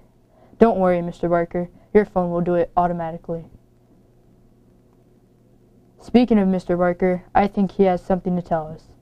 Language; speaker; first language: English; native; English